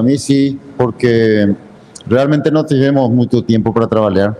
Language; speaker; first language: Portuguese; non-native, fluent; Spanish